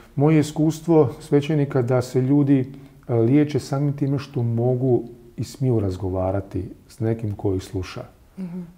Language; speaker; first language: Croatian; native; Croatian